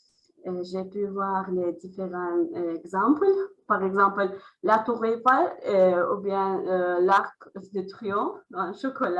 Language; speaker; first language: French; non-native, learner; Azerbaijani